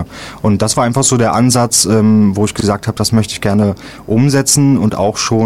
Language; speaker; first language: German; native; German